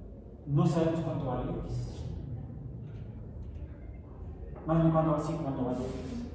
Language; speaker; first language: Spanish; native; Spanish